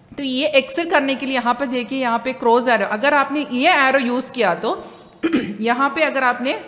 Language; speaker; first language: Hindi; non-native, local second language; Malayalam